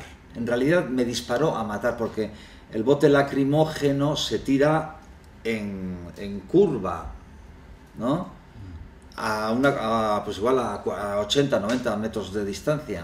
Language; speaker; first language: Spanish; non-native, local second language; Basque